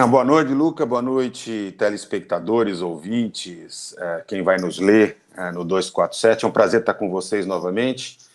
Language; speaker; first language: Portuguese; native; Portuguese